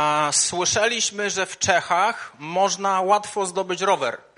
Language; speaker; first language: Czech; non-native, learner; Polish